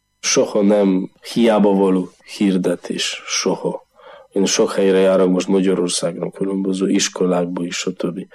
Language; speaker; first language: Hungarian; non-native, learner; Polish